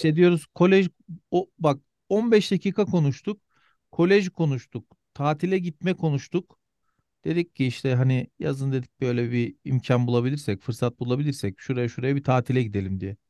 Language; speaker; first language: Turkish; native; Turkish